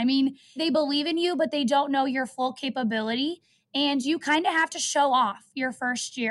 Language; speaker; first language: English; native; English